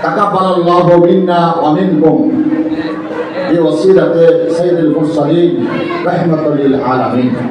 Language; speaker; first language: Arabic; non-native, fluent; Bangla